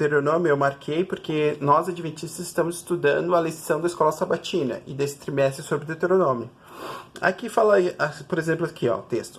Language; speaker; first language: Portuguese; native; Portuguese